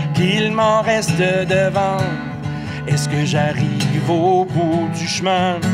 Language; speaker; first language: French; native; French